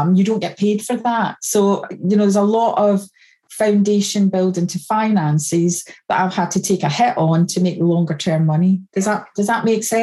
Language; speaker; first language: English; native; English